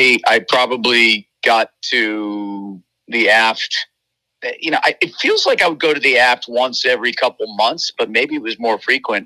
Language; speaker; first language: English; native; English